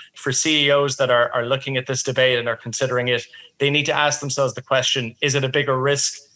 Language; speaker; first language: English; native; English